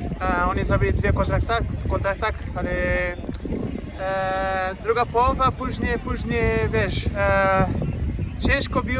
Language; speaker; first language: Polish; non-native, learner; Portuguese